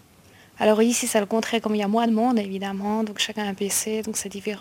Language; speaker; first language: French; non-native, fluent; Chinese